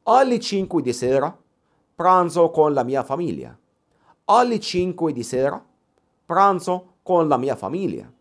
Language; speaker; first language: Italian; non-native, fluent; Arabic